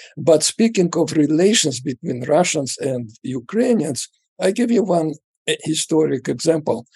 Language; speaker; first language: English; non-native, fluent; Russian